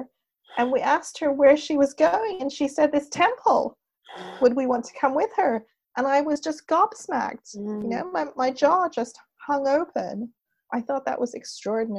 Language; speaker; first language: English; native; English